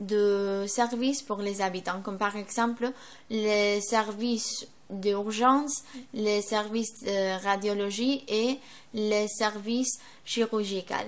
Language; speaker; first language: French; non-native, learner; Spanish